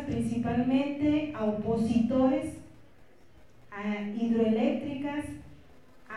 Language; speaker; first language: Spanish; native; Spanish